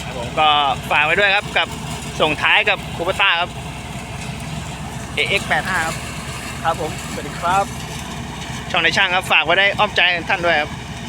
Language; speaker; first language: Thai; native; Thai